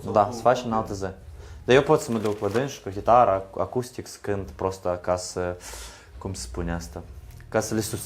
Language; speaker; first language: Romanian; non-native, learner; Ukrainian